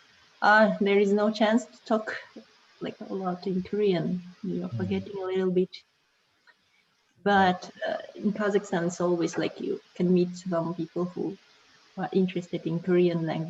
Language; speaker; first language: English; non-native, learner; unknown